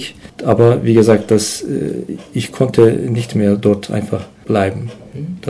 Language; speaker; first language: German; non-native, learner; Turkish